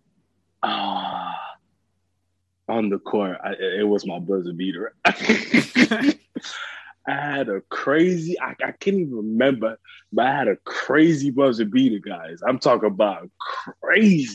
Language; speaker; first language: English; early bilingual, other home language; French